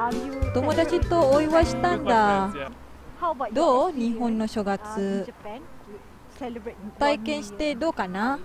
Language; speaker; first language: Japanese; non-native, fluent; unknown